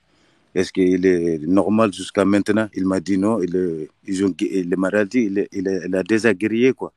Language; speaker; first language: French; non-native, learner; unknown